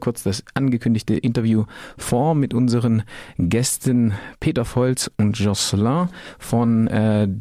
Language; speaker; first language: German; native; German